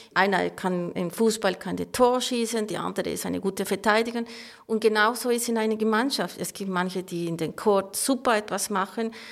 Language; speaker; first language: German; non-native, fluent; Spanish